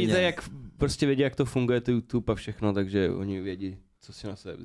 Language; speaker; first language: Czech; native; Czech